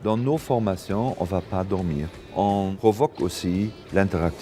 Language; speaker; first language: French; non-native, local second language; Luxembourgish